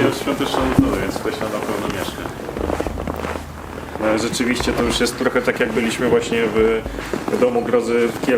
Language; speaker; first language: Polish; native; Polish